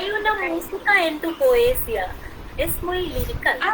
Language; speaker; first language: Spanish; non-native, fluent; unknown